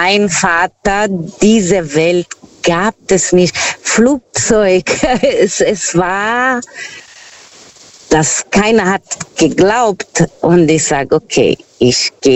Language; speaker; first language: German; non-native, fluent; Portuguese